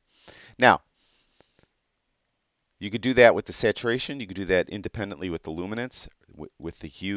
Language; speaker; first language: English; native; English